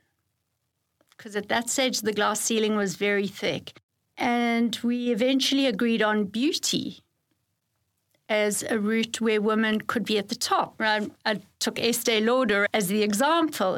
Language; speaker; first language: English; native; English